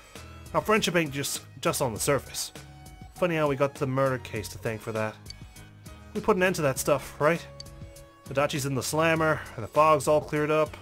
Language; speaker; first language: English; native; English